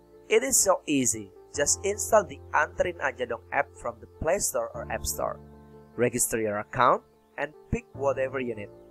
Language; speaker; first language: English; non-native, fluent; Indonesian